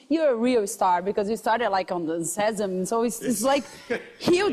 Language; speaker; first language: English; non-native, learner; Portuguese